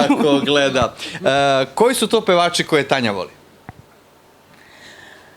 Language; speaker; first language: Bosnian; native; Bosnian